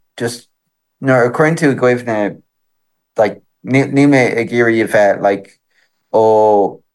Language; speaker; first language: Irish; non-native, local second language; English